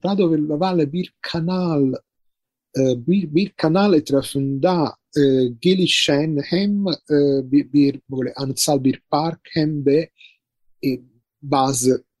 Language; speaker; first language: Turkish; non-native, fluent; Italian